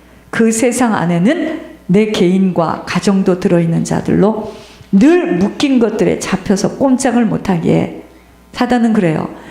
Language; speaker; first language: Korean; native; Korean